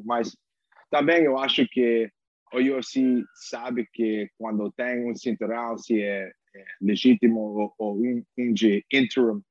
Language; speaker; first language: Portuguese; non-native, learner; English